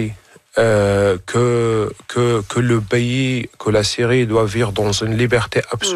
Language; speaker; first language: French; non-native, fluent; Arabic